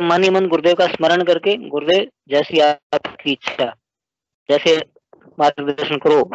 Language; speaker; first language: Hindi; native; Hindi